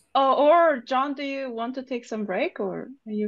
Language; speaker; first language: English; non-native, fluent; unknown